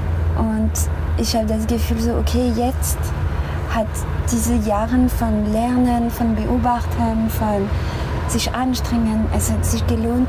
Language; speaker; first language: German; non-native, fluent; French